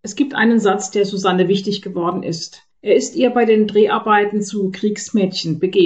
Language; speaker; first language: German; native; German